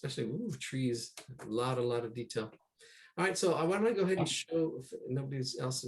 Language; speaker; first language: English; native; English